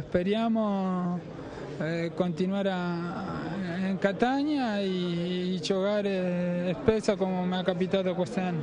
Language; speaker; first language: Italian; non-native, fluent; Spanish